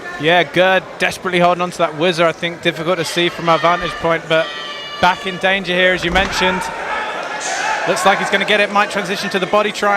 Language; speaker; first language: English; native; English